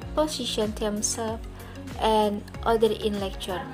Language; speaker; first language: English; non-native, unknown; Indonesian